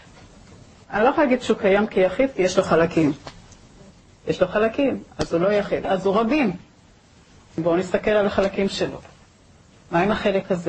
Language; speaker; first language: Hebrew; native; Hebrew